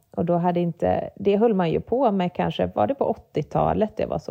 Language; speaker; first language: Swedish; native; Swedish